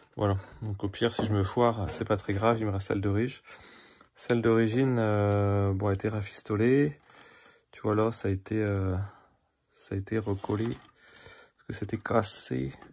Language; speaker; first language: French; native; French